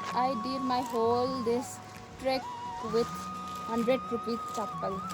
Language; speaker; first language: English; non-native, local second language; Nepali